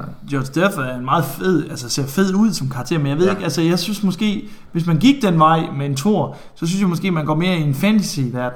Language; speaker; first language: Danish; native; Danish